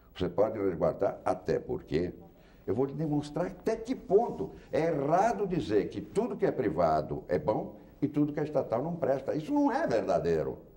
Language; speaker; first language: Portuguese; native; Portuguese